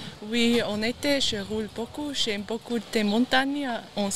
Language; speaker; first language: French; non-native, learner; German